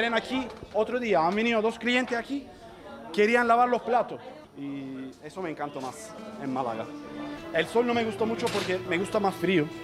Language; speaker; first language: Spanish; non-native, learner; Turkish